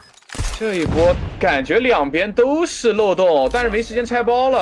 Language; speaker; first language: Chinese; native; Chinese